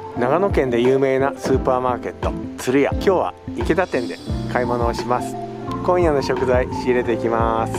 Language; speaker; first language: Japanese; native; Japanese